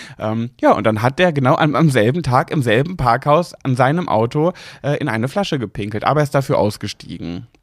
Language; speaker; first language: German; native; German